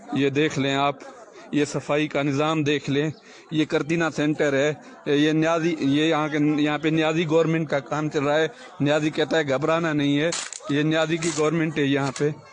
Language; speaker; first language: Urdu; non-native, local second language; Sindhi